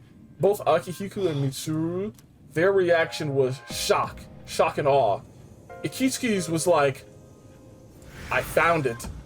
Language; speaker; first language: English; native; English